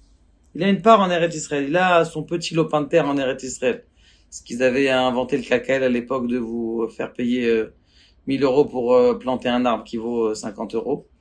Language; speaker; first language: French; native; French